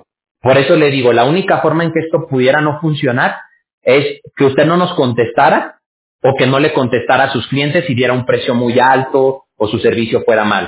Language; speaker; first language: Spanish; native; Spanish